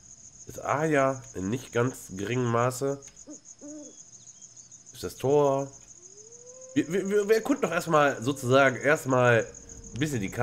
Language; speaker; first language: German; native; German